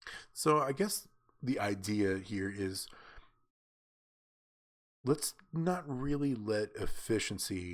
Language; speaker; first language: English; native; English